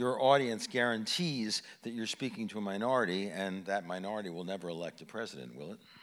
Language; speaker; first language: English; native; English